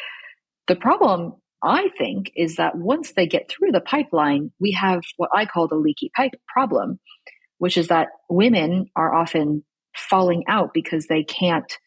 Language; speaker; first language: English; early bilingual, other home language; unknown